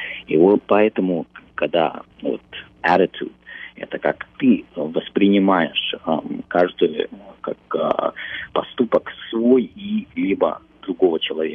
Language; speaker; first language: Russian; early bilingual, heritage; Russian